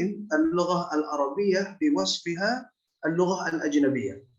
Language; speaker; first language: Arabic; non-native, fluent; Indonesian